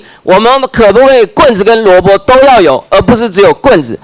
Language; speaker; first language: Chinese; native; Chinese